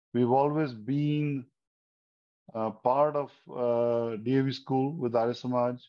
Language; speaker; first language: English; non-native, local second language; Hindi